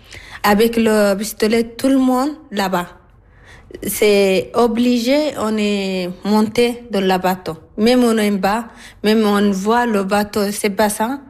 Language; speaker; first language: French; non-native, learner; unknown